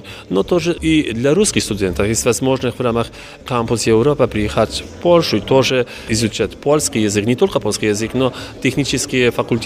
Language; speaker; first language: Russian; non-native, fluent; Polish